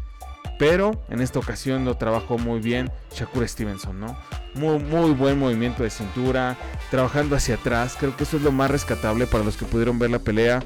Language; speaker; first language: Spanish; native; Spanish